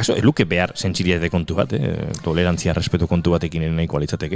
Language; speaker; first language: Basque; native; Basque